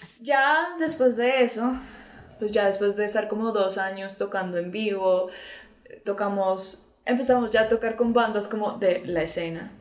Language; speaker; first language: Spanish; early bilingual, other home language; English